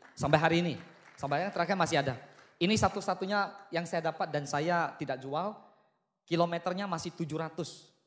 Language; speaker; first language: Indonesian; native; Indonesian